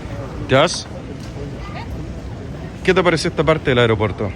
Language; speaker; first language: Spanish; native; Spanish